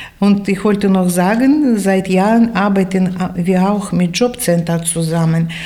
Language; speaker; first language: German; non-native, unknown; Russian